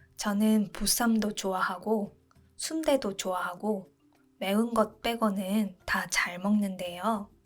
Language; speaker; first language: Korean; non-native, fluent; Japanese